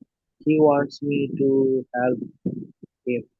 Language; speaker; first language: English; non-native, learner; Bangla